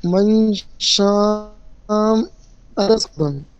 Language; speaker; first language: Persian; non-native, learner; Urdu